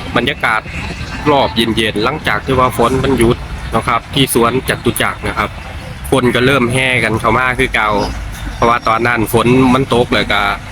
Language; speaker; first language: Thai; native; Thai